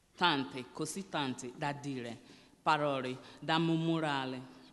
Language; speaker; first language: Italian; non-native, learner; Yoruba